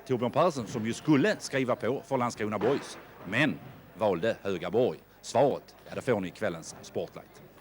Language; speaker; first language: Swedish; native; Swedish